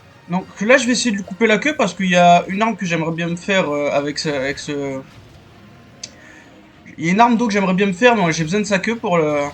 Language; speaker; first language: French; native; French